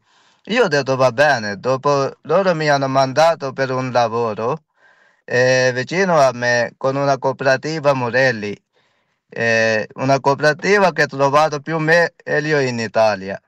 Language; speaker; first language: Italian; non-native, learner; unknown